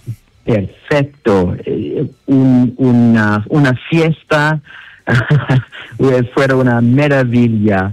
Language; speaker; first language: Spanish; non-native, fluent; English